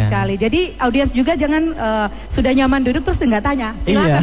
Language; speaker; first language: Indonesian; native; Indonesian